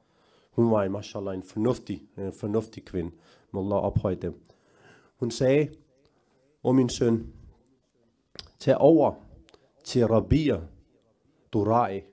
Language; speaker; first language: Danish; early bilingual, other home language; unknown